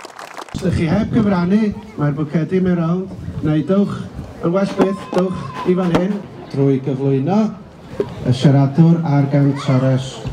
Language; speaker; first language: Welsh; native; Welsh